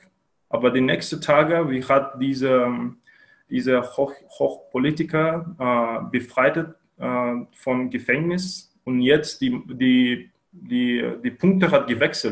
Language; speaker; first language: German; non-native, learner; Kyrgyz